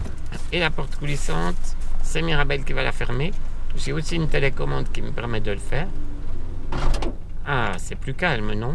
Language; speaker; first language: French; native; French